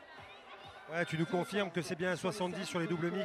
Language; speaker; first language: French; native; French